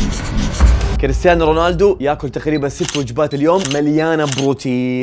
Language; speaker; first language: Arabic; native; Arabic